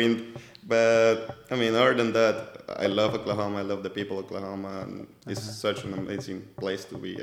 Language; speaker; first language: English; non-native, fluent; Spanish